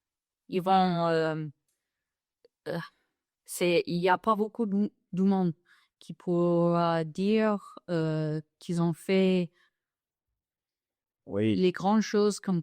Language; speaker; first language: French; non-native, fluent; English